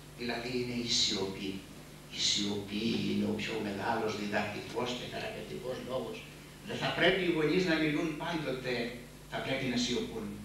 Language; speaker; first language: Greek; native; Greek